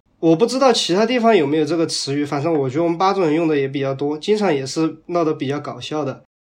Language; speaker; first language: Chinese; native; Chinese